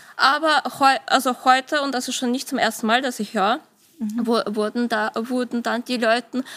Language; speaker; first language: German; non-native, fluent; Ukrainian